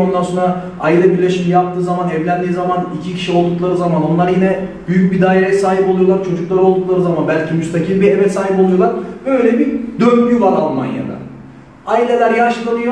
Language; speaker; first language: Turkish; native; Turkish